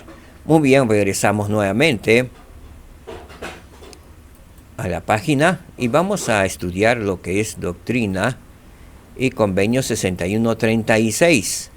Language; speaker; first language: Spanish; native; Spanish